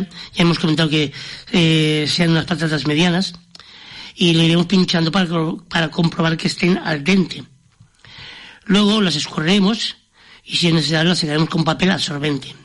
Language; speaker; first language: Spanish; native; Spanish